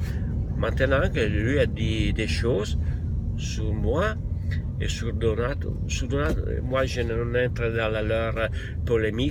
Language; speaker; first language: French; non-native, learner; Italian